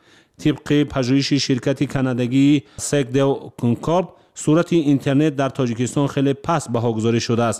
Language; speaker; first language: Tajik; native; Tajik